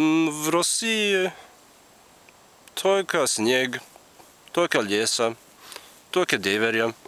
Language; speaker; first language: Russian; non-native, learner; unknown